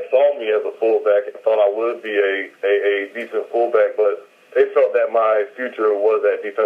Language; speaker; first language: English; native; English